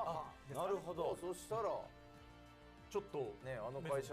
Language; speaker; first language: Japanese; native; Japanese